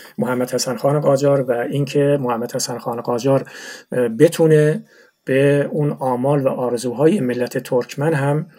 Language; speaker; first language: Persian; non-native, local second language; Turkmen